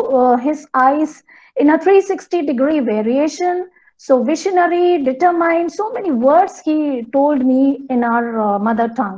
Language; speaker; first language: English; non-native, local second language; Malayalam